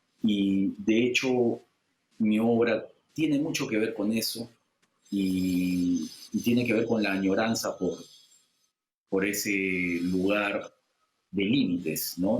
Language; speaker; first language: Spanish; native; Spanish